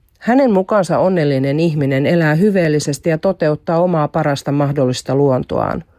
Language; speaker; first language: Finnish; native; Finnish